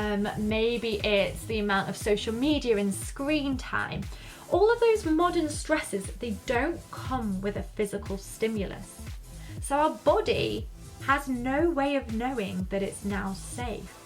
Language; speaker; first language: English; native; English